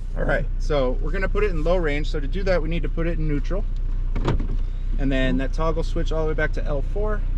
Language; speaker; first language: English; native; English